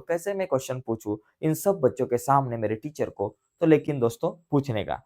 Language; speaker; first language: Hindi; non-native, local second language; Marathi